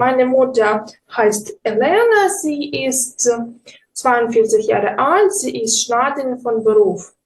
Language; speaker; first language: German; non-native, fluent; Ukrainian